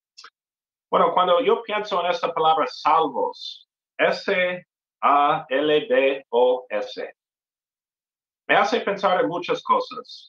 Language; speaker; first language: Spanish; non-native, fluent; English